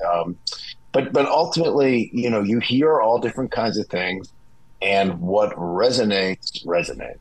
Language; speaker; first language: English; native; English